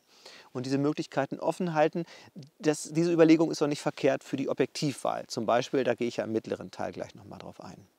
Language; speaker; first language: German; native; German